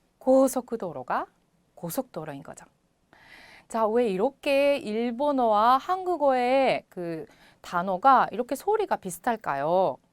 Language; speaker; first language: Korean; non-native, fluent; Japanese